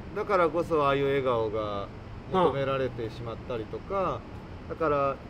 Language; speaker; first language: Japanese; native; Japanese